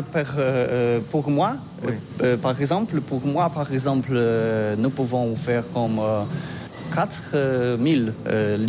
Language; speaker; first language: French; non-native, fluent; Polish